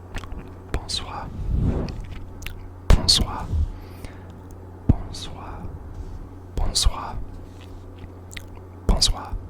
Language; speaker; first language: French; non-native, learner; English